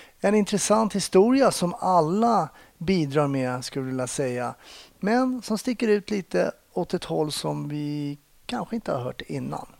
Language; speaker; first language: Swedish; native; Swedish